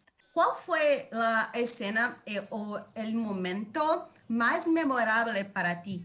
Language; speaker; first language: Spanish; non-native, fluent; Portuguese